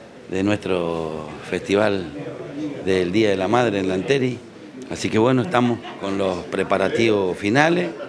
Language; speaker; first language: Spanish; native; Spanish